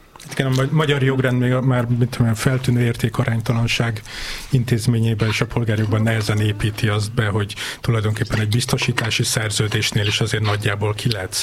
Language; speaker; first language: Hungarian; native; Hungarian